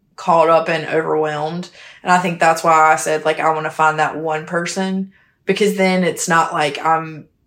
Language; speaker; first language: English; native; English